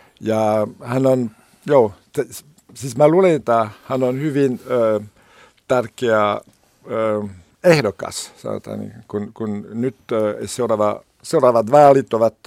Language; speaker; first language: Finnish; non-native, learner; French